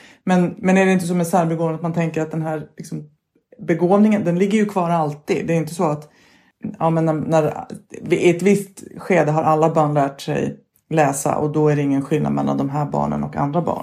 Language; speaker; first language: Swedish; native; Swedish